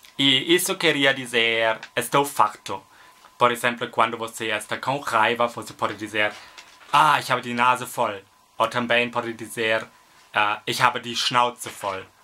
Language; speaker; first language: Portuguese; non-native, learner; German